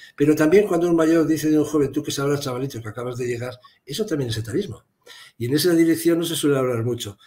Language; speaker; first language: Spanish; native; Spanish